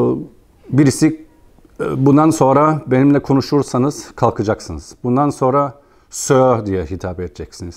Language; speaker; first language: Turkish; non-native, fluent; German